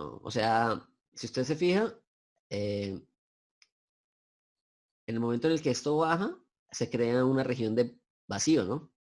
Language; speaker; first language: Spanish; native; Spanish